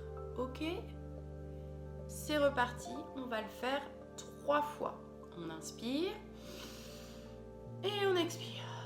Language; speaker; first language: French; native; French